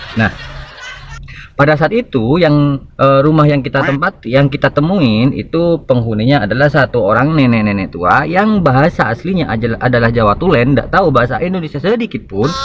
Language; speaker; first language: Indonesian; non-native, local second language; Madurese